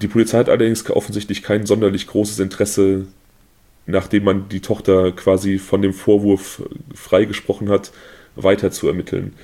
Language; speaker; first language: German; native; German